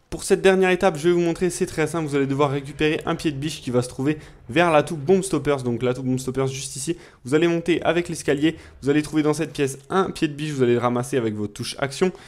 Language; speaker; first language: French; native; French